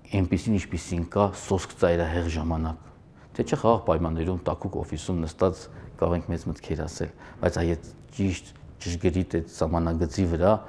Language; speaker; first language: Armenian; native; Armenian